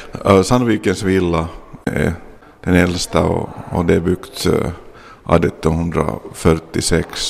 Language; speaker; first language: Swedish; non-native, local second language; Finnish